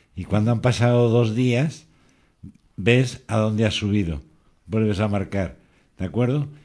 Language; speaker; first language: Spanish; native; Spanish